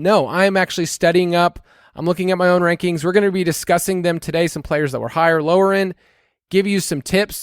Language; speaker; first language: English; native; English